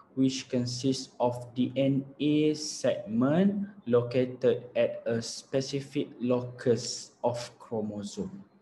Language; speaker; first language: English; non-native, local second language; Malay